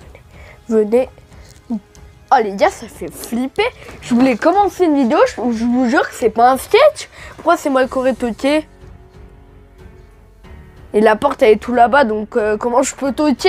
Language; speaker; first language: French; native; French